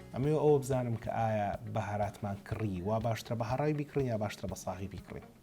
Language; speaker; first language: Central Kurdish; native; Central Kurdish